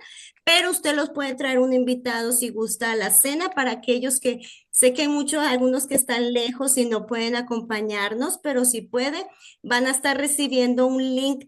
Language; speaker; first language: Spanish; native; Spanish